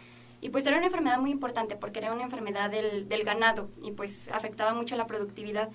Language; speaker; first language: Spanish; native; Spanish